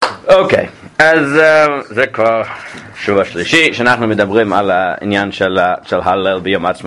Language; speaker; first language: Hebrew; non-native, fluent; English